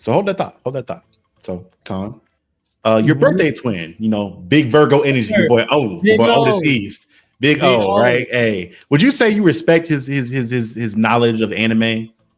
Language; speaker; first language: English; native; English